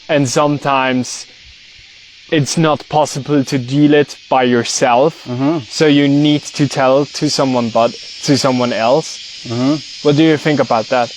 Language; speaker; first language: English; non-native, fluent; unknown